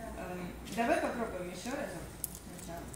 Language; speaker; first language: Russian; native; Russian